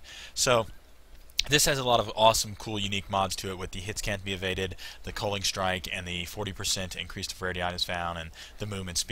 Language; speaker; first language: English; native; English